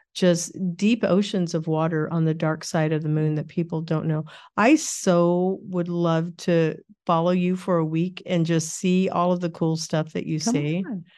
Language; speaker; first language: English; native; English